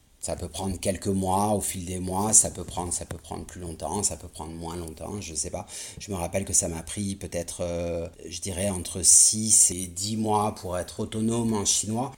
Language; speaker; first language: French; native; French